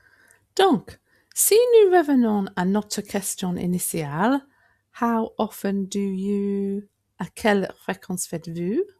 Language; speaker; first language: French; non-native, fluent; English